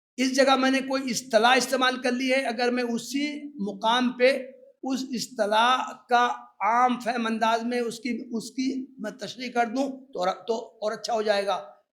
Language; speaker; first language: Urdu; native; Urdu